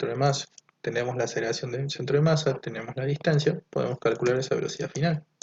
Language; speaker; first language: Spanish; native; Spanish